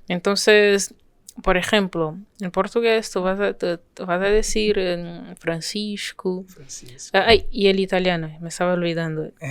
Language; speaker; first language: Spanish; non-native, fluent; French